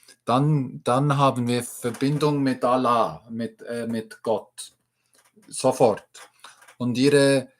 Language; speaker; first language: German; non-native, learner; English